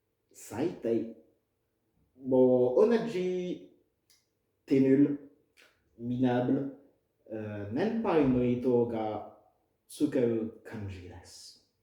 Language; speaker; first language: Japanese; non-native, fluent; French